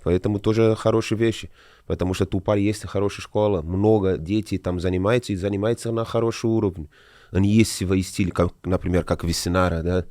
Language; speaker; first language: Russian; non-native, learner; Portuguese